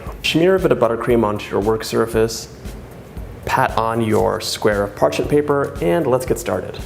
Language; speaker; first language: English; native; English